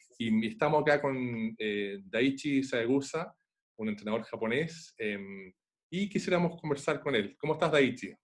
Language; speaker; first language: Spanish; native; Spanish